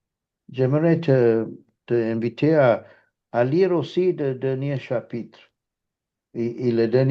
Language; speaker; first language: French; non-native, fluent; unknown